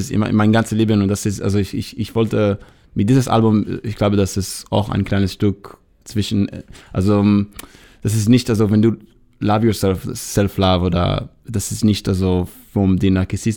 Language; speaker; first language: German; non-native, learner; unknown